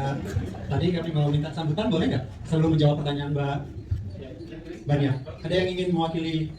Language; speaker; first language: Indonesian; native; Indonesian